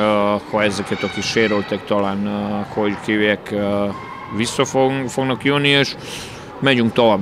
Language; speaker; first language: Hungarian; non-native, learner; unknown